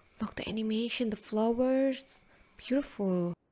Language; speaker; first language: English; non-native, learner; Indonesian